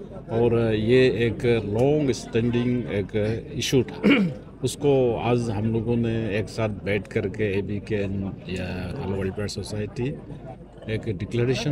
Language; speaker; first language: Hindi; non-native, local second language; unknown